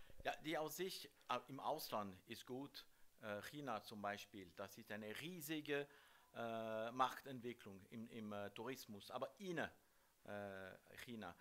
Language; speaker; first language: German; non-native, learner; French